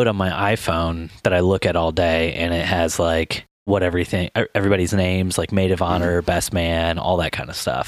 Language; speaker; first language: English; native; English